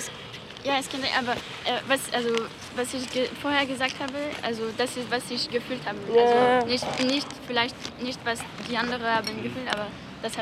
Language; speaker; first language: German; non-native, learner; French